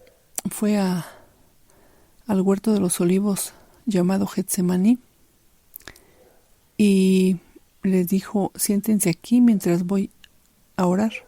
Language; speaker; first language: Spanish; native; Spanish